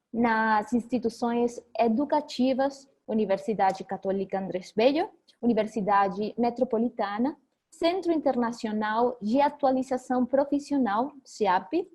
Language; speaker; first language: Portuguese; non-native, fluent; Spanish